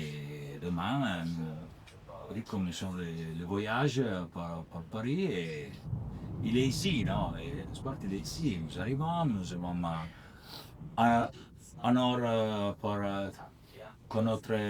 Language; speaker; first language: French; non-native, learner; Italian